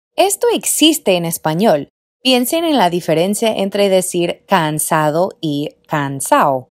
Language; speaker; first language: Spanish; non-native, fluent; English